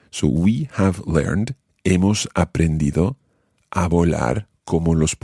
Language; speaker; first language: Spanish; non-native, fluent; English